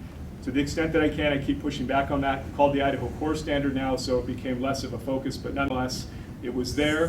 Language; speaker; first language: English; native; English